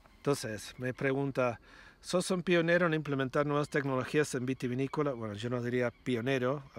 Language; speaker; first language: Spanish; non-native, fluent; English